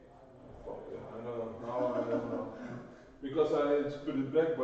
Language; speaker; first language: English; non-native, learner; Norwegian